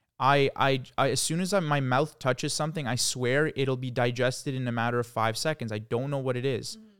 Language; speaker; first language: English; early bilingual, other home language; Croatian